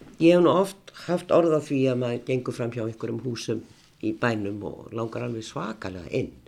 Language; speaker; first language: Icelandic; native; Icelandic